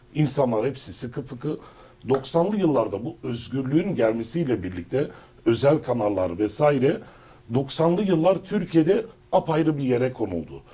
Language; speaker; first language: Turkish; early bilingual, heritage; Turkish